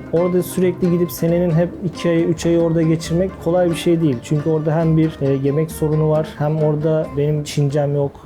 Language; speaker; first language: Turkish; native; Turkish